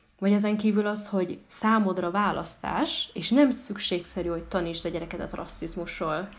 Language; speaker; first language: Hungarian; early bilingual, other home language; Arabic